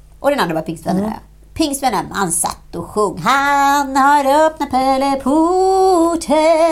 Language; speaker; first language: Swedish; native; Swedish